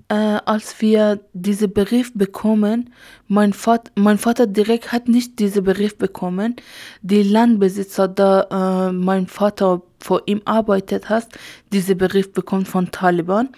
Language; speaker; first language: German; non-native, learner; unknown